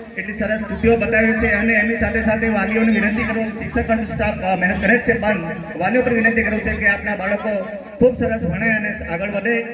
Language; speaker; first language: Gujarati; native; Gujarati